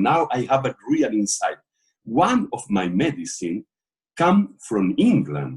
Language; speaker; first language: English; non-native, learner; Portuguese